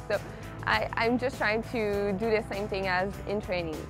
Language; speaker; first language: English; native; English